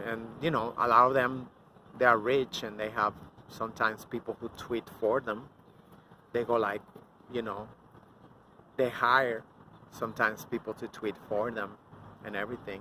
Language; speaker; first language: English; non-native, fluent; Spanish